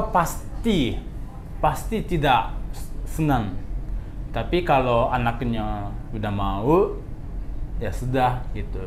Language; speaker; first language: Indonesian; non-native, fluent; Japanese